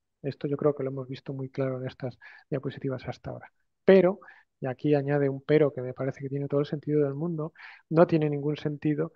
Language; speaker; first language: Spanish; native; Spanish